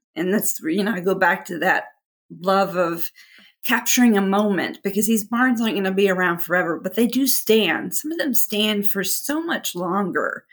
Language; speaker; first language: English; native; English